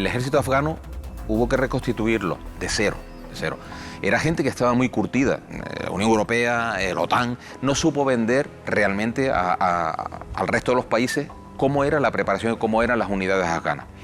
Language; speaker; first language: Spanish; native; Spanish